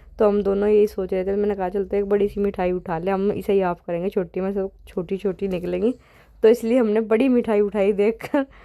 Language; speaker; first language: Hindi; native; Hindi